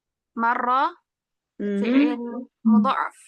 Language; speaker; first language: Arabic; non-native, learner; Indonesian